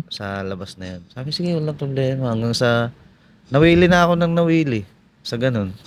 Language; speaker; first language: Filipino; native; Filipino